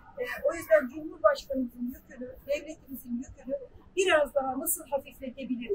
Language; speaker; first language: Turkish; native; Turkish